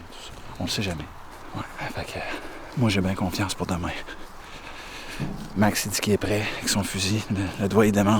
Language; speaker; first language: French; native; French